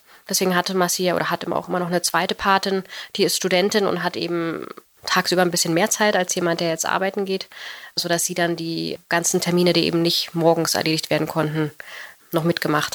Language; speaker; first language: German; native; German